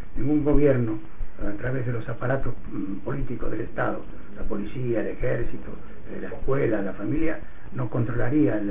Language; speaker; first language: Spanish; native; Spanish